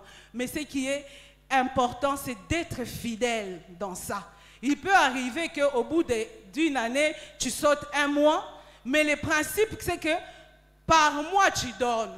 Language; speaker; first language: French; non-native, local second language; Lingala